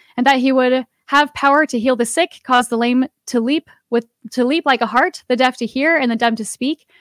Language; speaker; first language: English; native; English